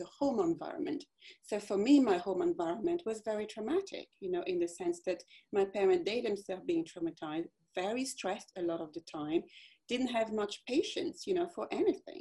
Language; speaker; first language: English; non-native, fluent; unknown